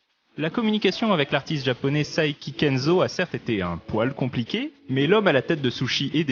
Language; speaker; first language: French; native; French